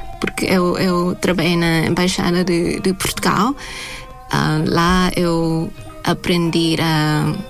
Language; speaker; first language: Portuguese; non-native, fluent; Thai